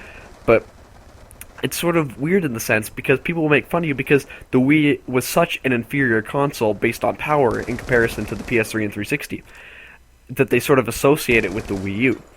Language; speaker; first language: English; native; English